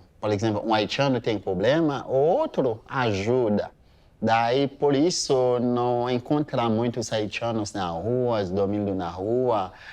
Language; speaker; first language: Portuguese; non-native, fluent; Haitian Creole